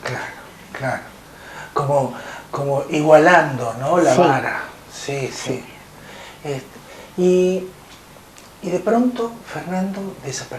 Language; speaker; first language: Spanish; native; Spanish